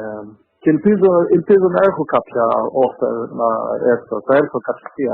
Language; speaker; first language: Greek; early bilingual, heritage; Greek